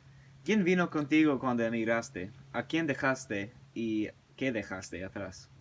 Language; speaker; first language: Spanish; early bilingual, heritage; English